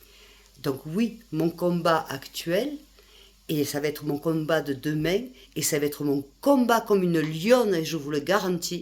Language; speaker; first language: French; native; French